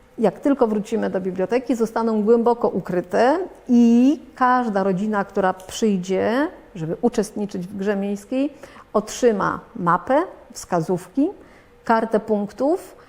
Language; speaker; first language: Polish; native; Polish